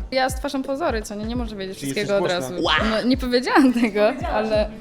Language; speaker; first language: Polish; native; Polish